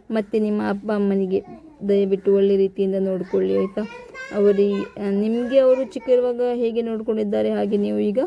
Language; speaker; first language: Kannada; non-native, local second language; Urdu